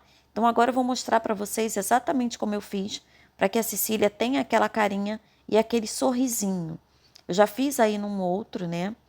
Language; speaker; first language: Portuguese; native; Portuguese